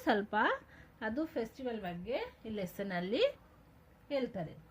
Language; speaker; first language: Kannada; non-native, local second language; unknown